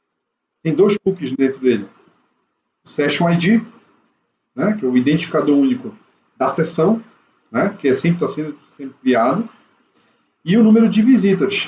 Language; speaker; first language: Portuguese; native; Portuguese